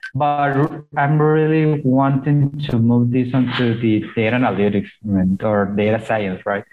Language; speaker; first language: English; non-native, fluent; Spanish